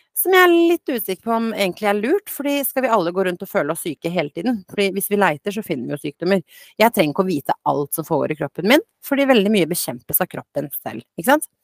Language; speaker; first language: Norwegian; early bilingual, other home language; Bosnian